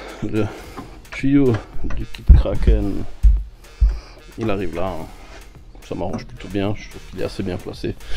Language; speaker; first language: French; native; French